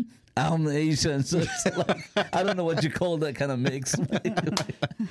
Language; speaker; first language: English; non-native, local second language; Filipino